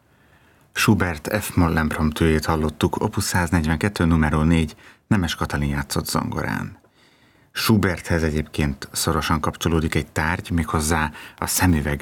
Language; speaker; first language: Hungarian; native; Hungarian